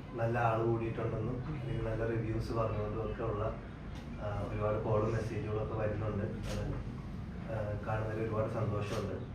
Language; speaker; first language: Malayalam; native; Malayalam